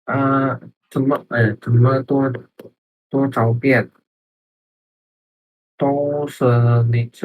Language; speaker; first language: Chinese; non-native, learner; Indonesian